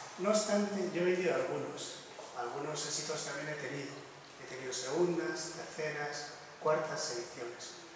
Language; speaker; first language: Spanish; non-native, local second language; Basque